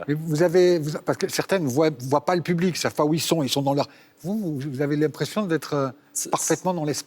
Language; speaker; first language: French; native; French